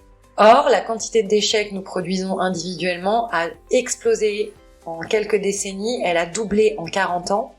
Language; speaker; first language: French; native; French